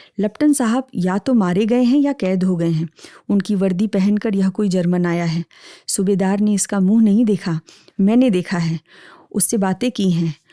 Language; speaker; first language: Hindi; native; Hindi